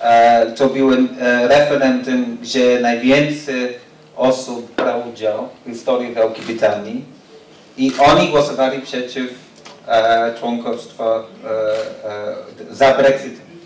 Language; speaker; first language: Polish; non-native, fluent; English